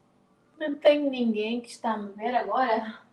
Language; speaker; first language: Portuguese; non-native, local second language; Tetum